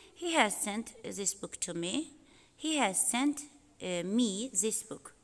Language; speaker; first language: English; non-native, fluent; Azerbaijani